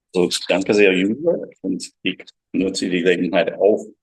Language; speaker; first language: German; non-native, fluent; English